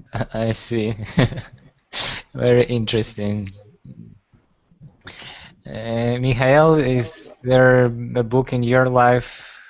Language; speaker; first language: English; non-native, fluent; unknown